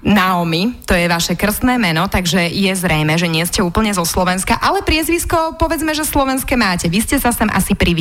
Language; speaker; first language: Slovak; native; Slovak